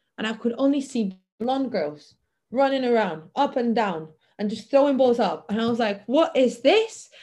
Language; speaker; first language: English; non-native, fluent; Catalan